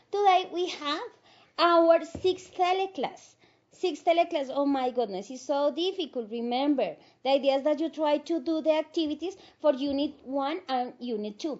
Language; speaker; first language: English; non-native, fluent; Spanish